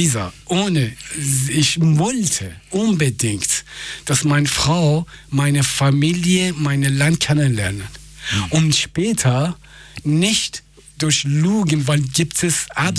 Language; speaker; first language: German; non-native, fluent; Persian